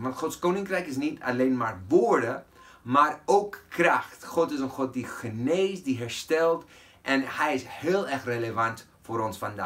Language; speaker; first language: Dutch; non-native, fluent; English